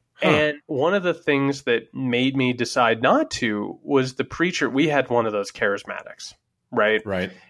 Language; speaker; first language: English; native; English